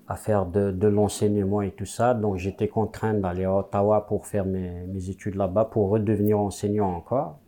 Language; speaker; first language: French; non-native, local second language; Kabyle